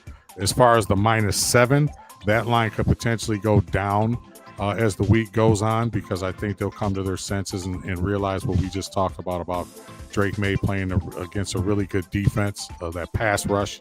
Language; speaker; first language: English; native; English